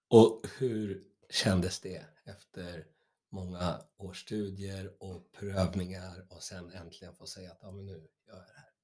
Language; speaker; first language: Swedish; native; Swedish